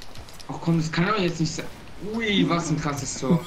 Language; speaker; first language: German; native; German